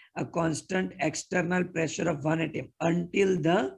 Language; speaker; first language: English; non-native, local second language; Gujarati